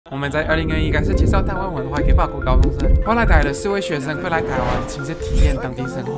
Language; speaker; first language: Chinese; native; Chinese